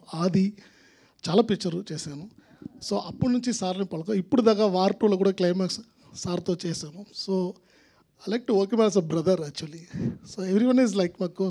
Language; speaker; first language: Telugu; non-native, learner; Tamil